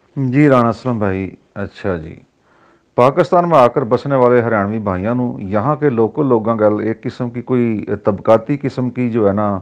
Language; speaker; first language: Urdu; non-native, local second language; Haryanvi